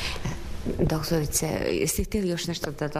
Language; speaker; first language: Serbian; native; Serbian